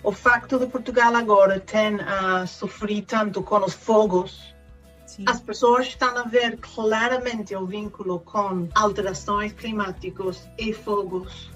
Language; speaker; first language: Portuguese; non-native, fluent; Spanish